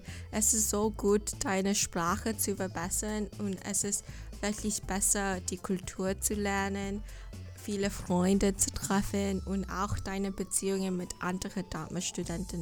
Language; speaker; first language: German; non-native, fluent; English